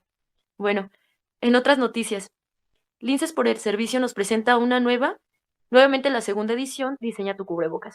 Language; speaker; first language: Spanish; native; Spanish